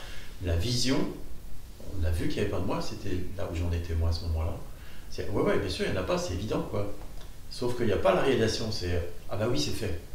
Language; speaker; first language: French; native; French